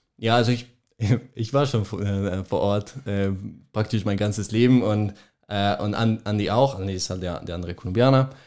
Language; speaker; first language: German; non-native, fluent; Spanish